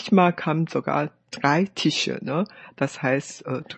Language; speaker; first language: German; non-native, fluent; Chinese